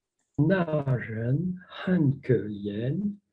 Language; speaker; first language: Chinese; non-native, learner; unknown